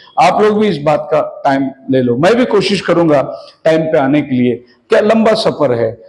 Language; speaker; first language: Hindi; non-native, local second language; Tamil